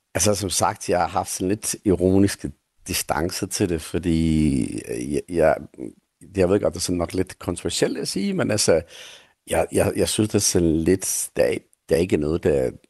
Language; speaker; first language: Danish; non-native, fluent; English